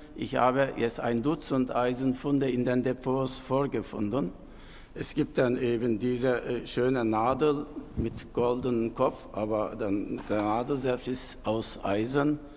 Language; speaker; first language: German; non-native, fluent; Turkish